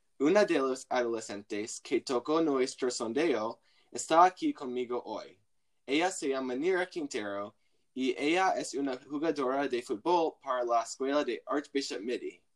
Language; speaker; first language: Spanish; non-native, learner; English